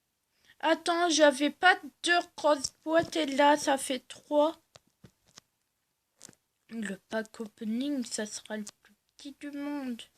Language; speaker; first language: French; native; French